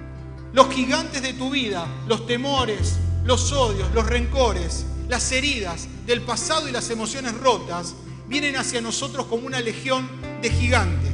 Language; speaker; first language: Spanish; native; Spanish